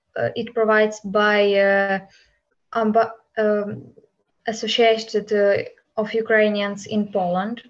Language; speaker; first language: English; non-native, learner; Ukrainian